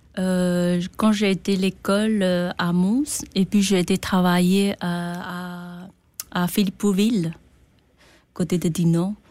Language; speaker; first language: French; non-native, learner; Chinese